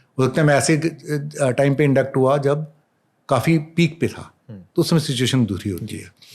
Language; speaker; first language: Hindi; native; Hindi